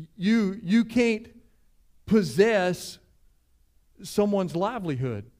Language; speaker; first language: English; native; English